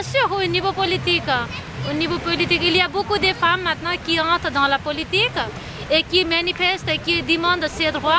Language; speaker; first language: French; non-native, learner; Nepali